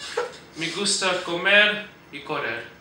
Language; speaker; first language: Spanish; non-native, learner; English